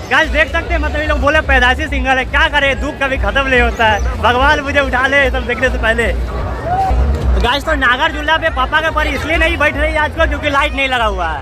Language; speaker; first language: Hindi; native; Hindi